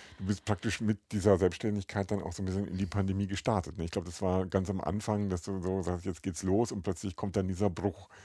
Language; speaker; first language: German; native; German